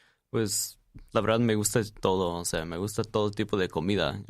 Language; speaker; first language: Spanish; non-native, fluent; English